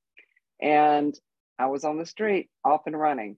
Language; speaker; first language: English; native; English